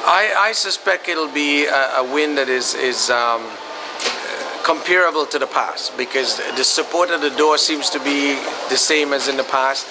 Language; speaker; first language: English; native; English